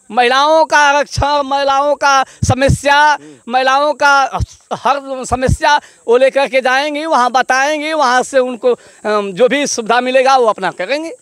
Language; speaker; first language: Hindi; native; Hindi